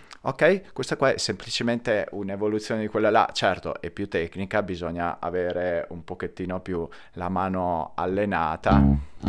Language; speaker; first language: Italian; native; Italian